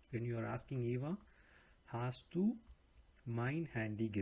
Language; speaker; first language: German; non-native, learner; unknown